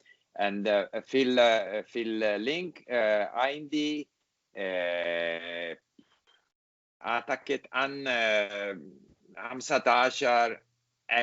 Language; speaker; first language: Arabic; non-native, learner; English